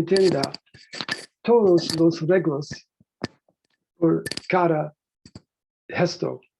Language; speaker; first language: Spanish; non-native, learner; English